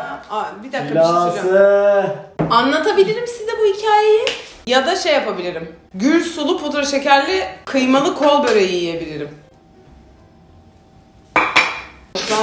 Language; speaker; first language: Turkish; native; Turkish